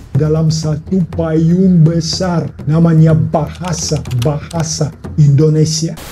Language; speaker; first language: Indonesian; non-native, fluent; Russian